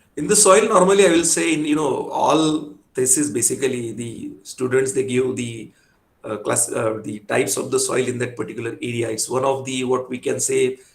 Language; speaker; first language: English; non-native, local second language; Marathi